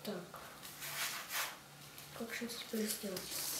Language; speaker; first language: Russian; native; Russian